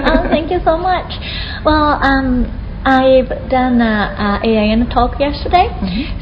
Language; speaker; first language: English; non-native, fluent; Japanese